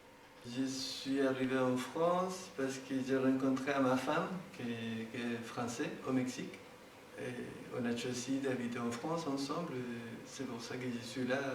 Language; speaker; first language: French; non-native, fluent; Spanish